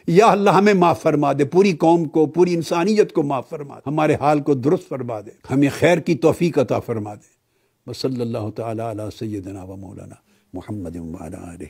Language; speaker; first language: Urdu; native; Urdu